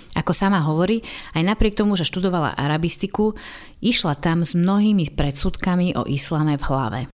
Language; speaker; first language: Slovak; native; Slovak